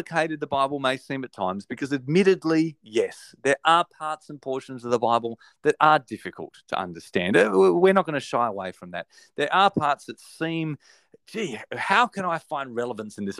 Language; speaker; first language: English; native; English